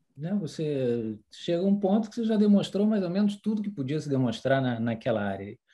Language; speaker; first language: Portuguese; early bilingual, other home language; French